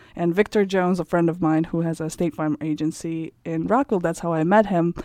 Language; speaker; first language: English; non-native, fluent; Kazakh